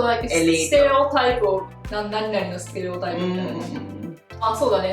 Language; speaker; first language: Japanese; native; Japanese